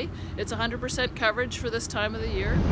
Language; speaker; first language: English; native; English